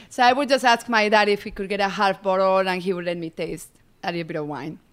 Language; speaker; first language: English; non-native, fluent; Spanish